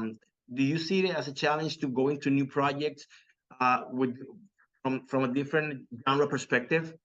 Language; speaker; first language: English; non-native, local second language; Spanish